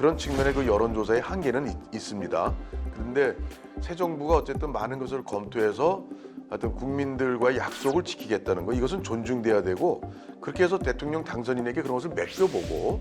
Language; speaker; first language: Korean; native; Korean